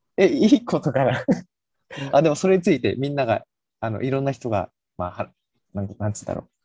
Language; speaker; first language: Japanese; native; Japanese